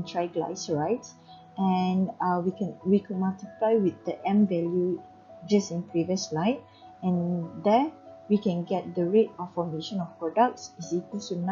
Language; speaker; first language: English; non-native, local second language; Malay